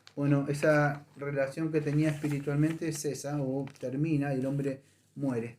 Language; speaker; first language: Spanish; native; Spanish